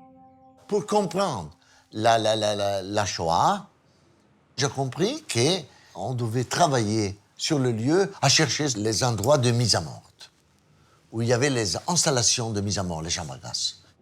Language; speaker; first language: French; non-native, fluent; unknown